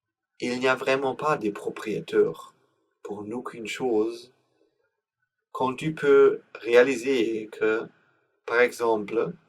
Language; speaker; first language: French; non-native, learner; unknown